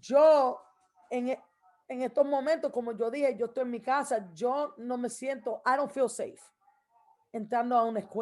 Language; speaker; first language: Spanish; early bilingual, heritage; Spanish